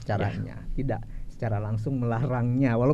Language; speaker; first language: Indonesian; native; Indonesian